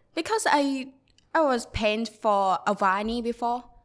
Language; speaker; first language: English; non-native, learner; Thai